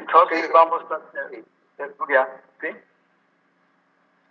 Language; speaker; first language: Spanish; non-native, learner; English